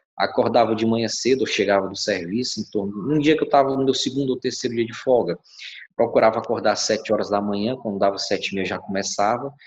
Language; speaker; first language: Portuguese; native; Portuguese